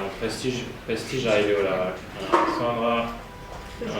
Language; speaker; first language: Turkish; non-native, fluent; French